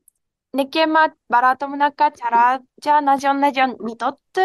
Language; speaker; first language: Hungarian; non-native, learner; Japanese